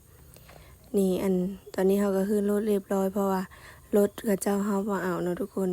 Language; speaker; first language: Thai; non-native, local second language; Northeastern Thai